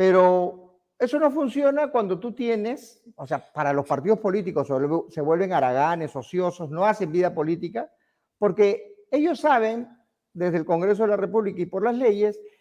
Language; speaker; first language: Spanish; native; Spanish